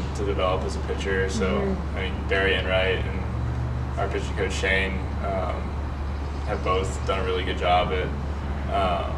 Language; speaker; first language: English; native; English